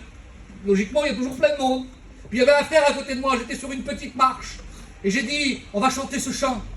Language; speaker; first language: French; native; French